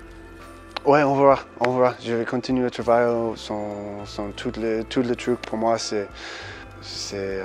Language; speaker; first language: French; early bilingual, heritage; English